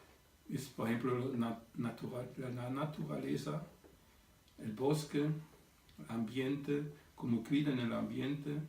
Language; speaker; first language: Spanish; non-native, fluent; German